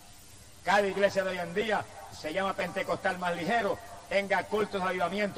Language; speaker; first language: Spanish; native; Spanish